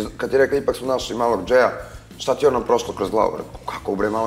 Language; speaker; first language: Serbian; native; Serbian